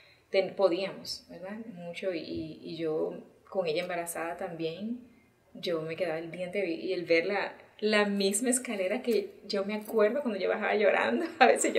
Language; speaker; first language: Spanish; early bilingual, heritage; Spanish